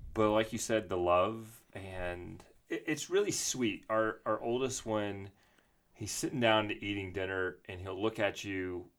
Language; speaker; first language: English; native; English